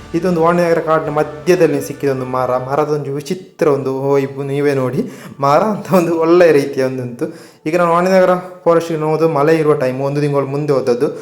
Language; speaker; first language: Kannada; native; Kannada